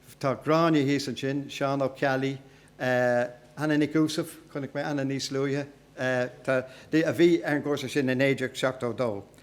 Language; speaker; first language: Irish; non-native, local second language; English